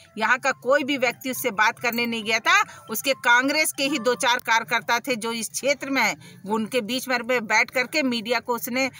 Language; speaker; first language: Hindi; native; Hindi